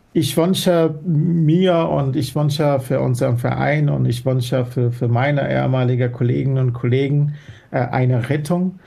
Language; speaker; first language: German; non-native, fluent; Persian